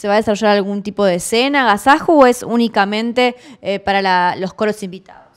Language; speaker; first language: Spanish; native; Spanish